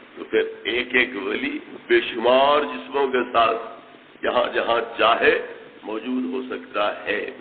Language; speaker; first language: Urdu; non-native, local second language; Punjabi